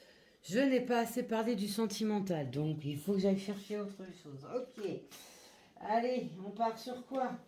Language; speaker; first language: French; native; French